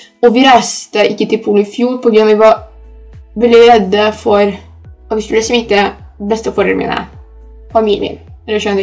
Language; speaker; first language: Norwegian; early bilingual, other home language; Polish